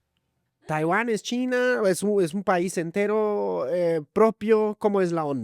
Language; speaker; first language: Spanish; native; Spanish